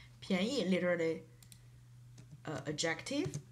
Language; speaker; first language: English; non-native, fluent; Chinese